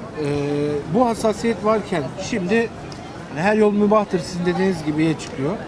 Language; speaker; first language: Turkish; native; Turkish